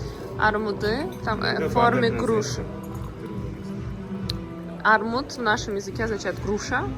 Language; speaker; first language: Russian; non-native, fluent; Azerbaijani